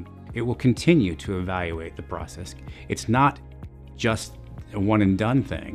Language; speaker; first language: English; native; English